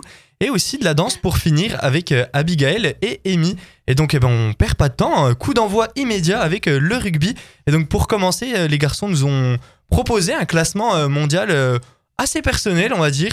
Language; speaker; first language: French; native; French